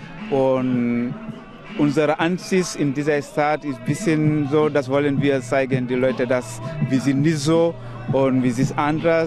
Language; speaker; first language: German; non-native, learner; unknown